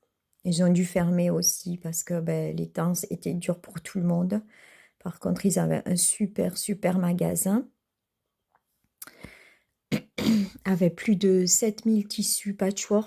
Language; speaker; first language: French; native; French